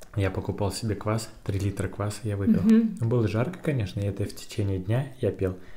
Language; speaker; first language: Russian; native; Russian